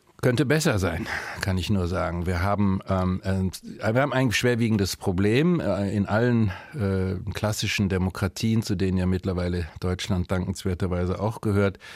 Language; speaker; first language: German; native; German